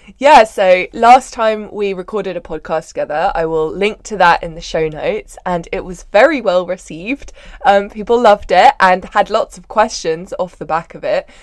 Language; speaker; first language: English; native; English